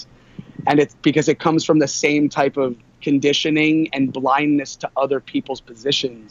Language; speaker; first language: English; native; English